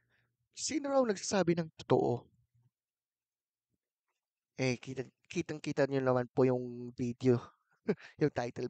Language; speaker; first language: Filipino; native; Filipino